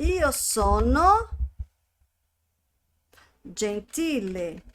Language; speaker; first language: Italian; non-native, fluent; Portuguese